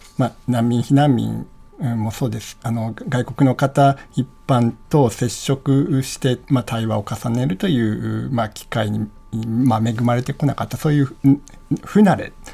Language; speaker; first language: Japanese; native; Japanese